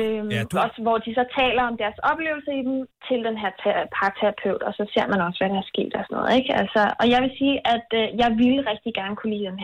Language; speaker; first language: Danish; native; Danish